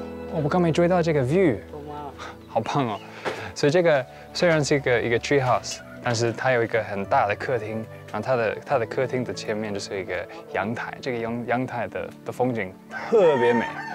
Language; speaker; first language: Chinese; early bilingual, heritage; Chinese